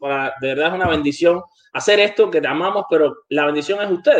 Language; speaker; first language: Spanish; native; Spanish